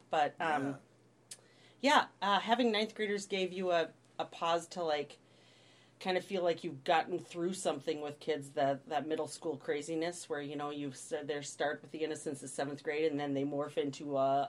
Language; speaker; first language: English; native; English